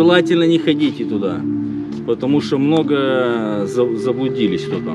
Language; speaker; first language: Russian; native; Russian